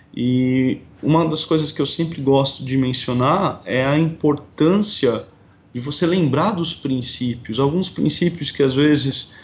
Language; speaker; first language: Portuguese; native; Portuguese